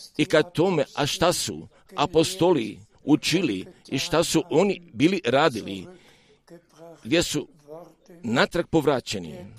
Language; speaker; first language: Croatian; early bilingual, heritage; Serbian